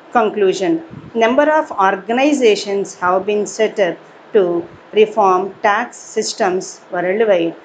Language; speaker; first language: English; non-native, local second language; Telugu